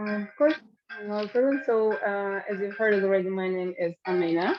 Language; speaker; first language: English; non-native, fluent; Russian